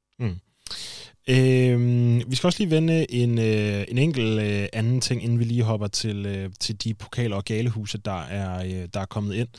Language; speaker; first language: Danish; native; Danish